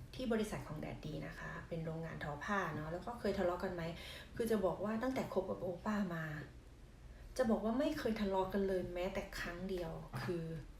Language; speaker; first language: Thai; non-native, local second language; Northeastern Thai